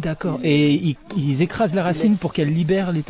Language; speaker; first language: French; native; French